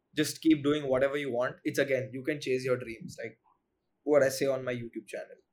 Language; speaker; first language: English; non-native, local second language; Hindi